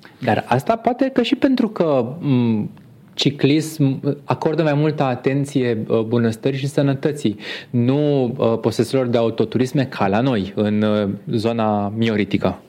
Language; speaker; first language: Romanian; native; Romanian